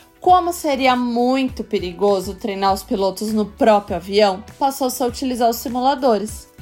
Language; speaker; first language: Portuguese; native; Portuguese